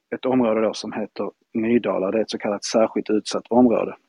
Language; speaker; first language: Swedish; early bilingual, heritage; Spanish